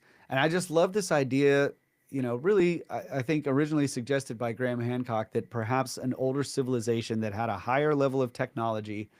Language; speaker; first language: English; native; English